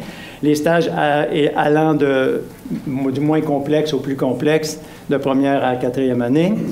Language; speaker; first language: French; native; French